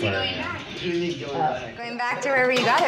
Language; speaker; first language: English; native; English